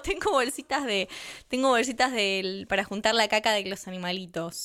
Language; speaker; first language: Spanish; native; Spanish